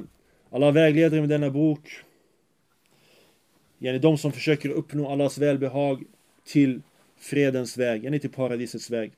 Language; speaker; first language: Swedish; early bilingual, other home language; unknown